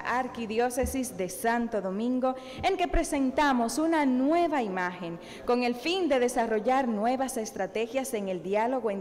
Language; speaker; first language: Spanish; native; Spanish